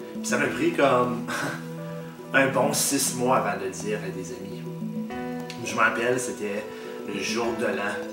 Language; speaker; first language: French; native; French